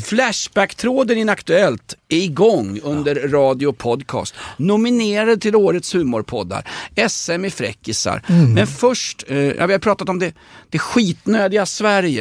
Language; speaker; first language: Swedish; native; Swedish